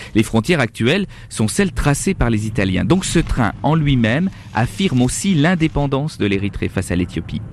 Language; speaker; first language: French; native; French